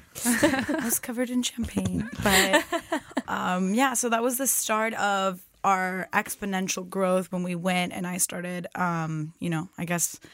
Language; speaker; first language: English; non-native, fluent; Turkish